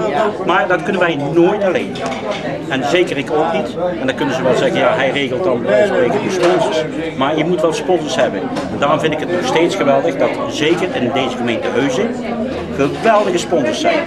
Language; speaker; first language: Dutch; native; Dutch